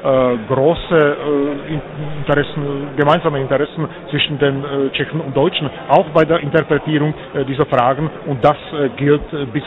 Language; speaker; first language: German; non-native, fluent; Czech